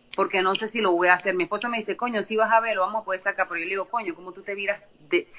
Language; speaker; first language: Spanish; native; Spanish